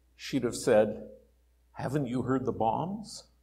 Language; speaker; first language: English; native; English